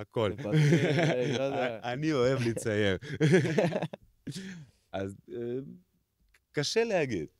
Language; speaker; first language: Hebrew; non-native, fluent; Russian